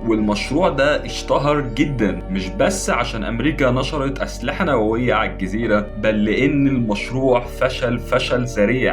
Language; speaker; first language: Arabic; native; Arabic